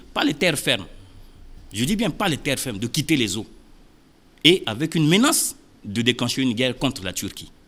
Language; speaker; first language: French; non-native, local second language; Sango